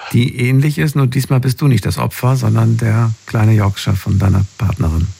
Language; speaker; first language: German; native; German